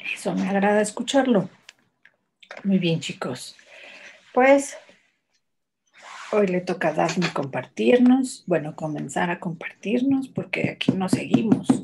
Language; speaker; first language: Spanish; native; Spanish